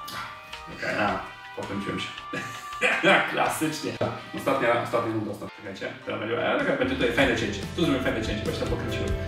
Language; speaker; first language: Polish; native; Polish